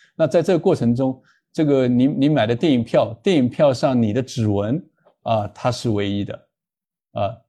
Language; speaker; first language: Chinese; native; Chinese